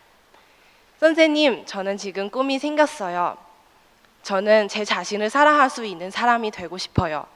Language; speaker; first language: Korean; non-native, fluent; Chinese